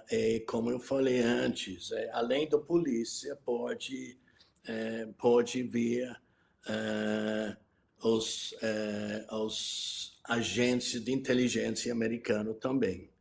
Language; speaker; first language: Portuguese; non-native, fluent; English